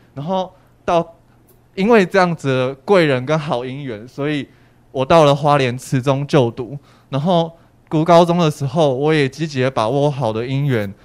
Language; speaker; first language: Chinese; native; Chinese